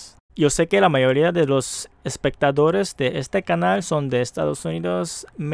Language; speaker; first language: Spanish; non-native, fluent; Japanese